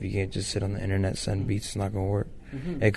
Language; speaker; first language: English; native; English